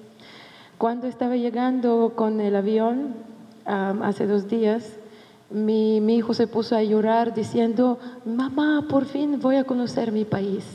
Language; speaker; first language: Spanish; non-native, fluent; Bulgarian